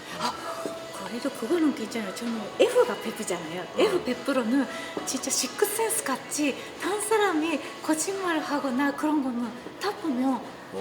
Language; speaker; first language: Korean; non-native, learner; Japanese